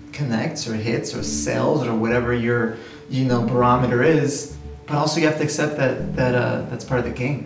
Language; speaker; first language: English; native; English